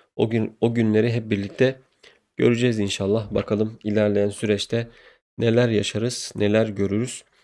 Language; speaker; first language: Turkish; native; Turkish